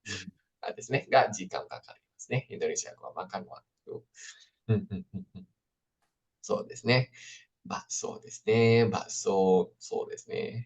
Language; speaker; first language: Japanese; non-native, fluent; Indonesian